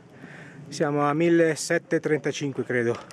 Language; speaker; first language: Italian; native; Italian